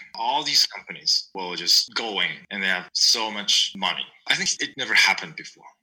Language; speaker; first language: English; non-native, fluent; Chinese